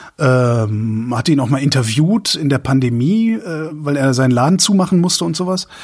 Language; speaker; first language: German; native; German